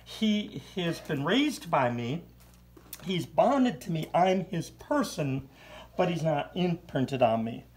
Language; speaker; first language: English; native; English